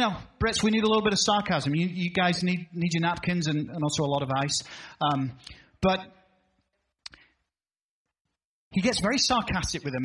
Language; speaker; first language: English; native; English